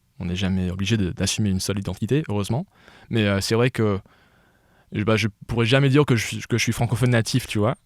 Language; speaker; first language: French; non-native, local second language; English